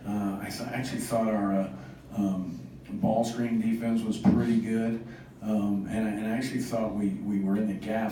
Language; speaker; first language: English; native; English